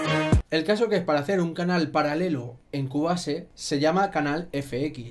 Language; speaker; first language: Spanish; native; Spanish